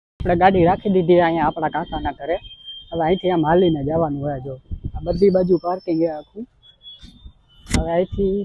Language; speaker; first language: Gujarati; native; Gujarati